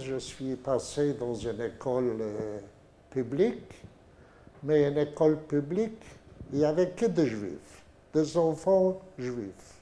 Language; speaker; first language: French; non-native, fluent; Yiddish